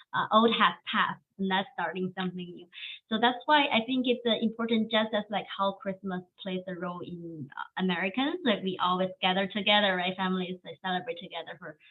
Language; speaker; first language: English; non-native, fluent; Chinese